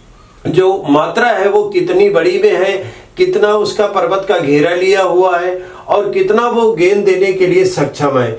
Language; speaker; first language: Hindi; native; Hindi